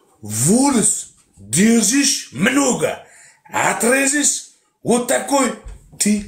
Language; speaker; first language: Russian; non-native, learner; Uzbek